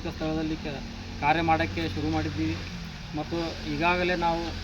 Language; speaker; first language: Kannada; native; Kannada